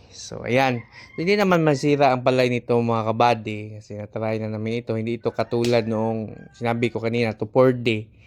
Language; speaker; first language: Filipino; non-native, local second language; Cebuano